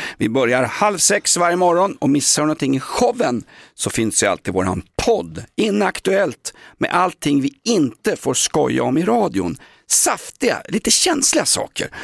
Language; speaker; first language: Swedish; native; Swedish